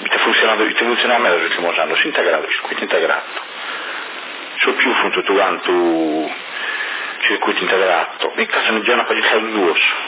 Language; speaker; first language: Italian; non-native, learner; Chinese